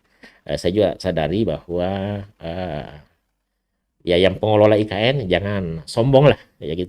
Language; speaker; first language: Indonesian; native; Indonesian